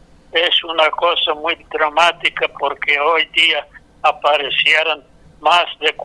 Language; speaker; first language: Spanish; non-native, fluent; English